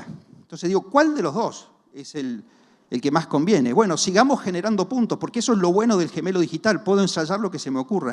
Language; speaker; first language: Spanish; native; Spanish